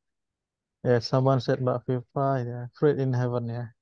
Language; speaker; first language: English; non-native, learner; Indonesian